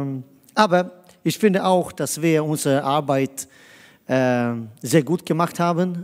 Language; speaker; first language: German; non-native, fluent; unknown